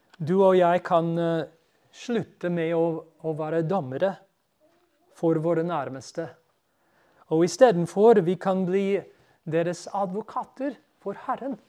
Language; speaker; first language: Norwegian; non-native, fluent; English